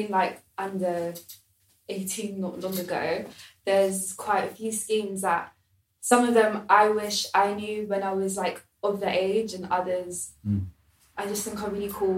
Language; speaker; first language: English; native; English